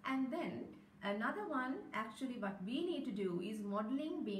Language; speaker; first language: English; non-native, local second language; Sinhala